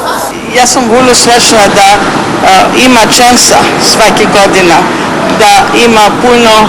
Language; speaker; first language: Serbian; non-native, learner; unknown